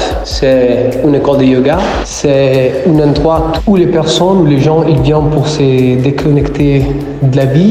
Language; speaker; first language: French; non-native, fluent; Italian